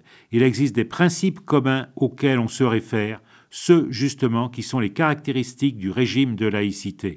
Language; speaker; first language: French; native; French